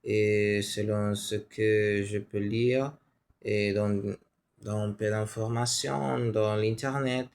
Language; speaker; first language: French; non-native, learner; Spanish